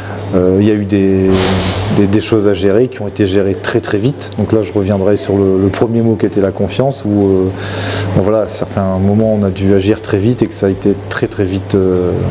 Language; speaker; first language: French; native; French